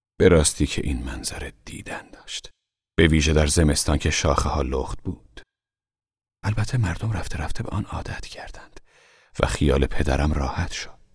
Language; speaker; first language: Persian; native; Persian